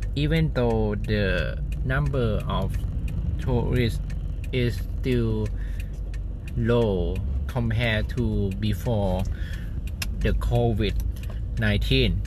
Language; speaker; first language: English; non-native, fluent; Thai